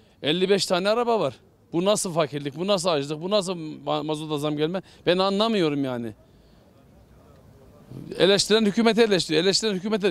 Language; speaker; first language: Turkish; native; Turkish